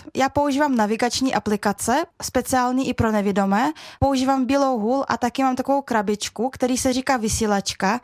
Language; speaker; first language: Czech; early bilingual, other home language; Russian